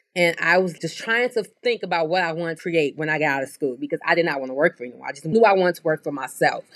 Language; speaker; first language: English; native; English